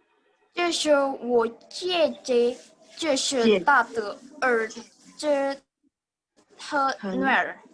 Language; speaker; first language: Chinese; non-native, learner; Indonesian